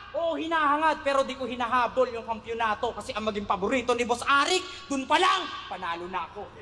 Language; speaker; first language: Filipino; native; Filipino